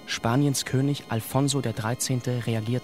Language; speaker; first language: German; native; German